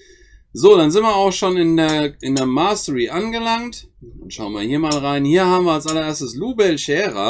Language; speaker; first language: German; native; German